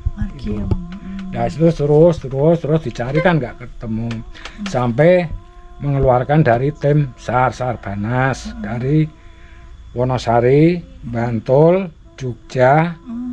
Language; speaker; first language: Indonesian; non-native, local second language; Javanese